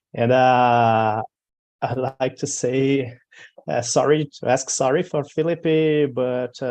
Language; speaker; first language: English; non-native, learner; Portuguese